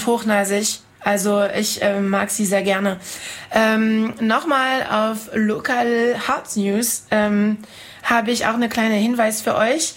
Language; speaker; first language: German; non-native, fluent; French